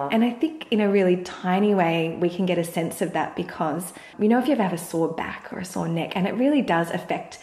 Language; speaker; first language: English; native; English